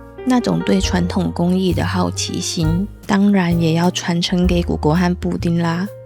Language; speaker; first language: Chinese; native; Chinese